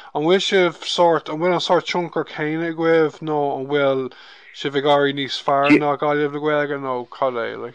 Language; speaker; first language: Irish; non-native, local second language; English